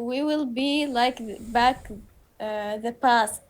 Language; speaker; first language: English; non-native, learner; Uzbek